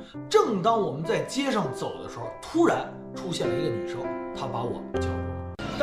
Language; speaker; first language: Chinese; native; Chinese